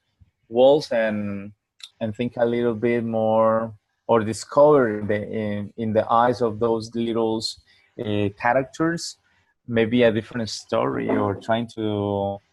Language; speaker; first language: English; non-native, learner; Spanish